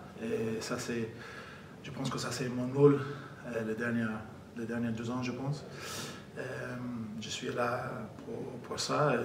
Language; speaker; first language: French; non-native, fluent; English